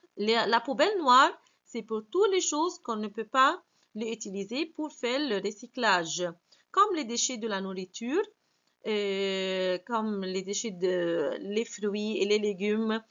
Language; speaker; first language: French; non-native, fluent; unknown